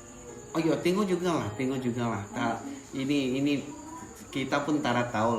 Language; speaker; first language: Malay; non-native, local second language; Tamil